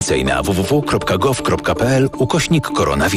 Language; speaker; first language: Polish; native; Polish